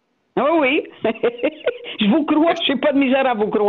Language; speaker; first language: French; native; French